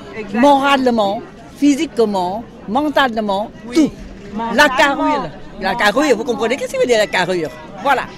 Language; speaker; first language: French; non-native, fluent; Vietnamese